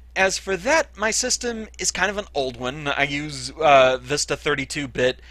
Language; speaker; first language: English; native; English